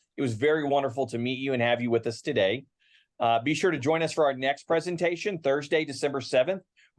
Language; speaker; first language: English; native; English